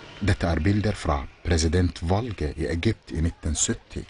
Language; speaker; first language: Norwegian; non-native, fluent; Arabic